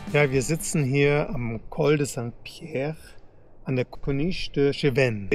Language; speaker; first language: German; native; German